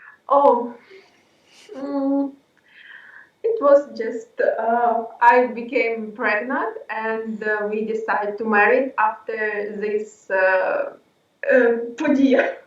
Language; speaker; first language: English; non-native, learner; Ukrainian